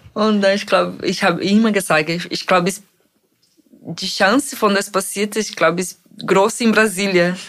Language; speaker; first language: German; non-native, fluent; Portuguese